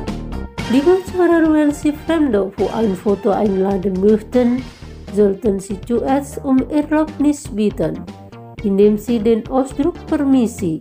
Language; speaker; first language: German; non-native, fluent; Indonesian